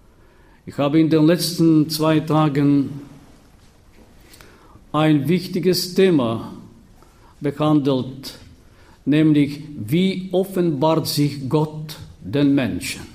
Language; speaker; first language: German; non-native, fluent; Bulgarian